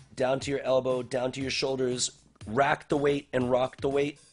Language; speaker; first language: English; native; English